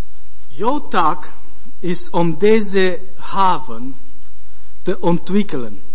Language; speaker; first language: Dutch; non-native, learner; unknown